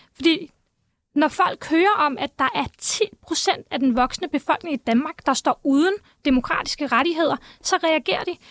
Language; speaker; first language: Danish; native; Danish